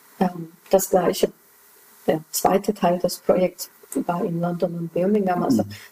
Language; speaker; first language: German; non-native, fluent; Polish